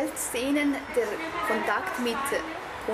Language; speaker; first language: German; non-native, learner; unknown